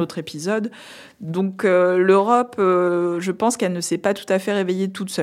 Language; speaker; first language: French; native; French